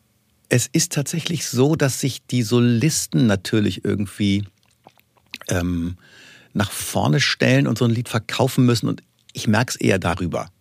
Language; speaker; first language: German; native; German